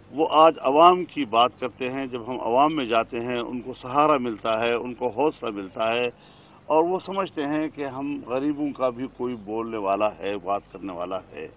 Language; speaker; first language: Urdu; non-native, local second language; Pashto